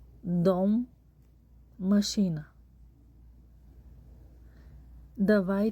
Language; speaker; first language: Russian; non-native, learner; Bulgarian